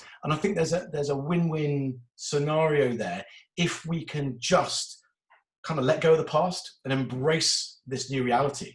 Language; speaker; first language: English; native; English